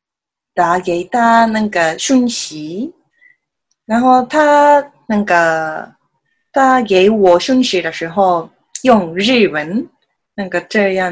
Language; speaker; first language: Chinese; non-native, learner; Japanese